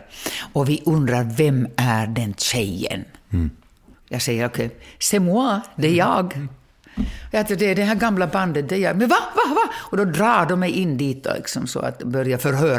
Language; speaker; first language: Swedish; non-native, local second language; Finnish